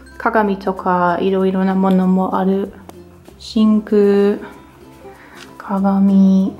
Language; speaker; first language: Japanese; non-native, learner; German